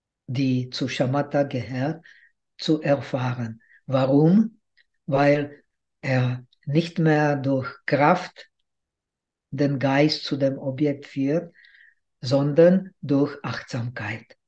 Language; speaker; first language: German; non-native, fluent; Czech